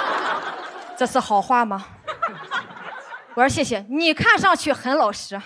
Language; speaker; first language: Chinese; native; Chinese